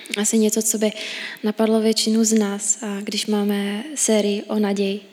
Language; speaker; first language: Czech; native; Czech